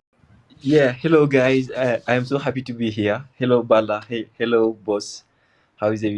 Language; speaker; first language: English; non-native, local second language; Wolof